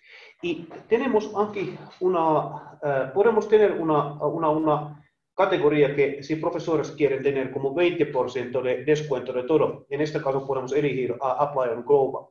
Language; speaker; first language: Spanish; non-native, learner; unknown